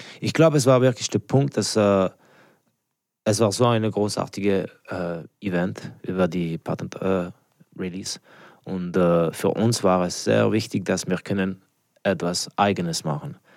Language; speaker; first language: German; non-native, local second language; French